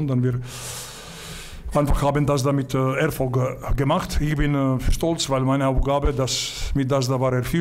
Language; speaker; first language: German; non-native, learner; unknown